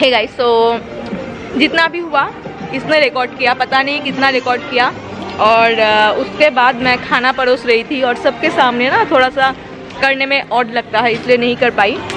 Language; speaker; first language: Hindi; non-native, local second language; Bangla